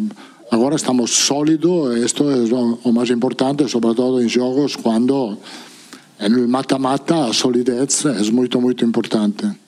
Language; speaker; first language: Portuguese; non-native, fluent; Italian